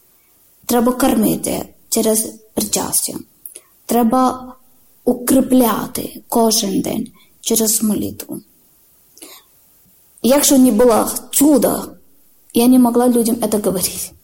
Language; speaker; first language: Ukrainian; non-native, learner; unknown